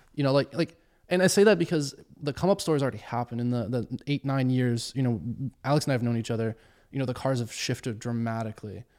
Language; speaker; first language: English; early bilingual, other home language; German